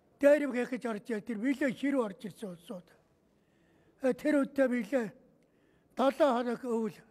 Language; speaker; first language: Mongolian; native; Mongolian